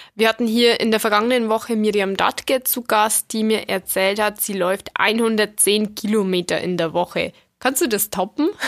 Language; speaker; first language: German; native; German